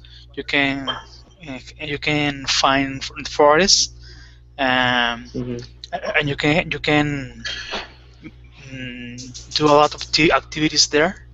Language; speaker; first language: English; non-native, fluent; Spanish